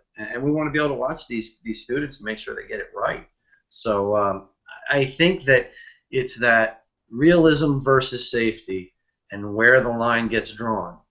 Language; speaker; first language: English; native; English